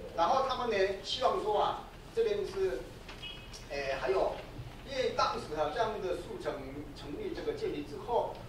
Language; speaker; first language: Chinese; non-native, fluent; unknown